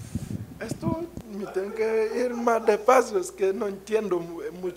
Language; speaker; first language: Portuguese; non-native, learner; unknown